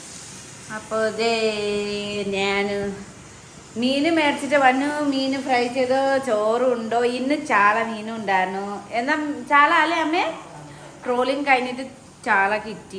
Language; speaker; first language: Malayalam; non-native, learner; Nepali